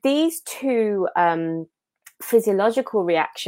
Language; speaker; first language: English; native; English